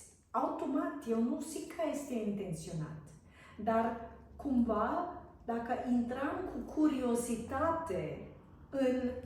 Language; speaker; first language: Romanian; non-native, fluent; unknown